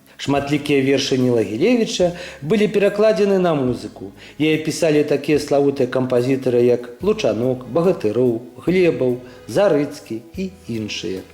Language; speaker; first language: Belarusian; native; Belarusian